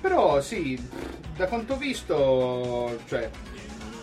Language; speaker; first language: Italian; non-native, fluent; English